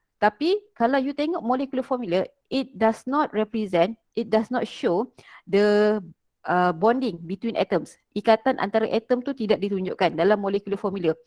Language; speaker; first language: Malay; native; Malay